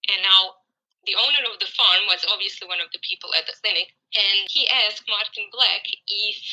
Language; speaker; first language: English; non-native, fluent; Croatian